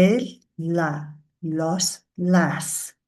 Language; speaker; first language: Spanish; non-native, fluent; Mongolian